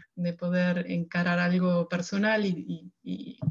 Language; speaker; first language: Spanish; native; Spanish